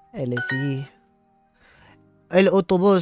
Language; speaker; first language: Spanish; non-native, learner; English